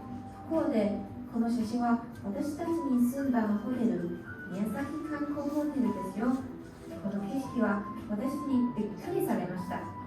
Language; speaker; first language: Japanese; non-native, learner; Chinese